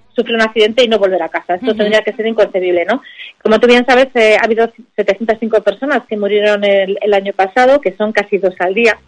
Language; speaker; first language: Spanish; native; Spanish